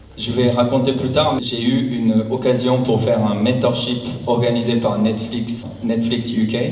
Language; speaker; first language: French; non-native, fluent; Japanese